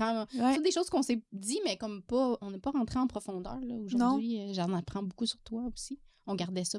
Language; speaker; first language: French; native; French